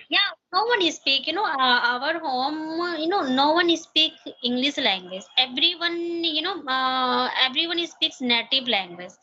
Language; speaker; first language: English; non-native, learner; Hindi